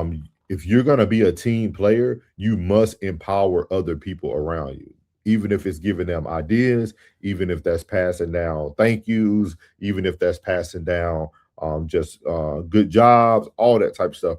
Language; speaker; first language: English; native; English